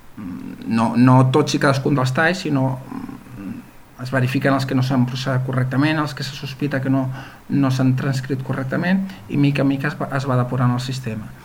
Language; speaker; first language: Catalan; native; Catalan